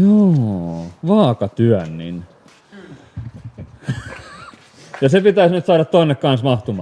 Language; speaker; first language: Finnish; native; Finnish